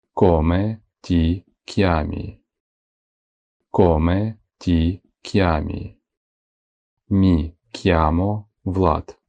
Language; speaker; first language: Italian; non-native, fluent; Ukrainian